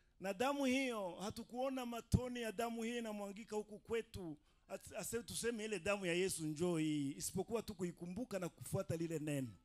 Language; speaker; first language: Swahili; non-native, local second language; Rundi